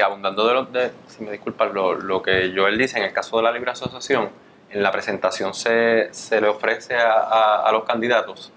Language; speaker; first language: Spanish; native; Spanish